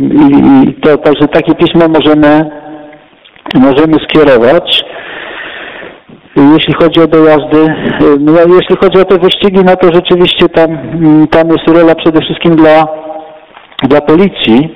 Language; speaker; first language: Polish; native; Polish